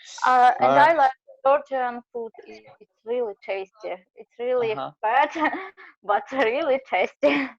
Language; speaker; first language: English; non-native, learner; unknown